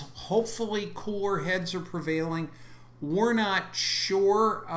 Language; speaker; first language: English; native; English